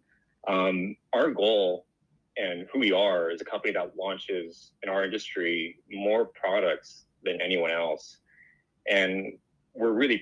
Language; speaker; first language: English; native; English